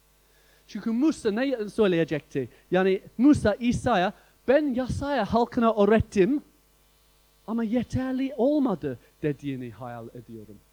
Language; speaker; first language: Turkish; non-native, fluent; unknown